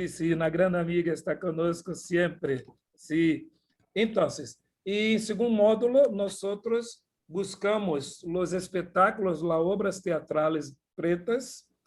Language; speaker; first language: Spanish; non-native, learner; Portuguese